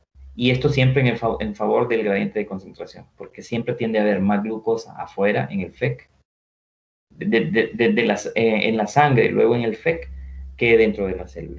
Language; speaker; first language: Spanish; native; Spanish